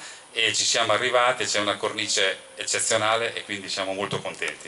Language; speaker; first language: Italian; native; Italian